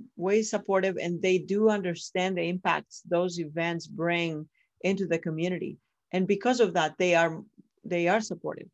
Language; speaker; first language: English; non-native, fluent; Greek